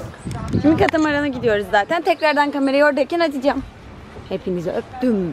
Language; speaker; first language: Turkish; native; Turkish